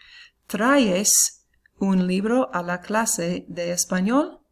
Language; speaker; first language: Spanish; non-native, fluent; English